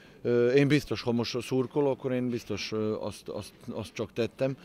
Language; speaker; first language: Hungarian; non-native, fluent; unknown